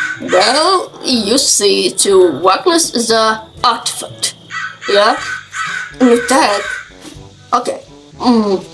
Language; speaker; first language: English; non-native, learner; Ukrainian